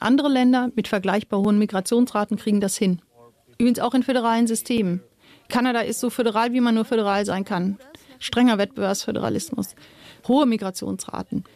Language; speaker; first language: German; native; German